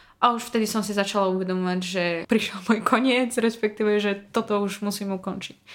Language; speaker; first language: Slovak; non-native, fluent; Russian